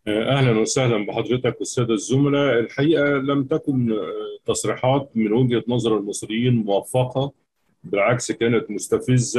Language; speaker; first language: Arabic; native; Arabic